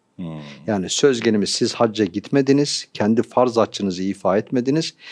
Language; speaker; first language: Turkish; native; Turkish